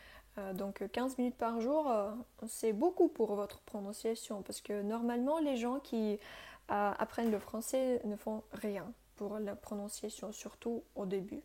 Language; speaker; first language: French; non-native, fluent; Russian